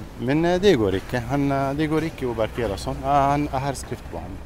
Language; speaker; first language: Norwegian; non-native, learner; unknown